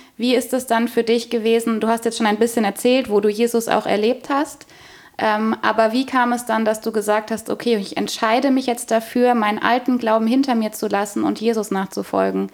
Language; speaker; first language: German; native; German